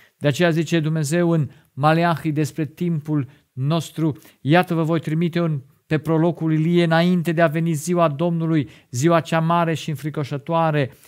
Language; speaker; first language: Romanian; non-native, fluent; German